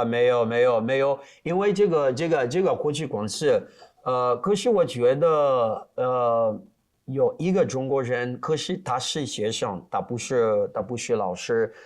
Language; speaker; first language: Chinese; non-native, learner; Portuguese